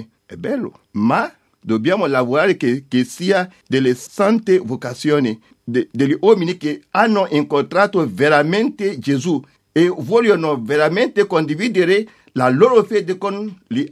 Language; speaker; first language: Italian; non-native, learner; French